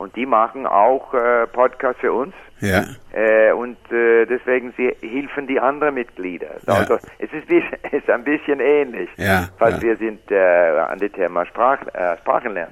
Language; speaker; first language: German; non-native, learner; English